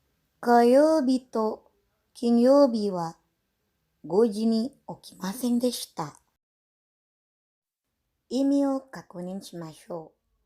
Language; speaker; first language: Japanese; non-native, fluent; Indonesian